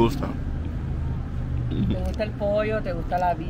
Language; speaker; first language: Spanish; native; Spanish